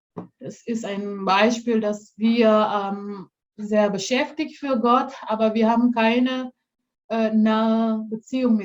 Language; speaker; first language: German; non-native, fluent; Indonesian